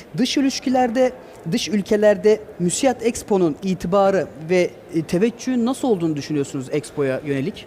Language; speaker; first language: Turkish; native; Turkish